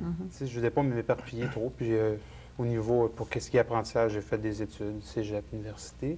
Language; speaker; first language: French; native; French